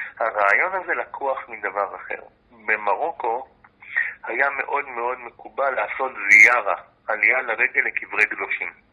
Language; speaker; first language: Hebrew; native; Hebrew